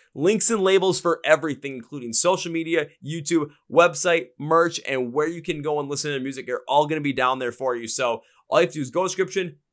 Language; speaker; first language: English; native; English